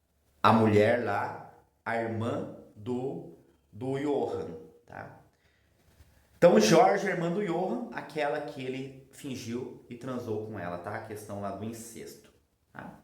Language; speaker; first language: Portuguese; native; Portuguese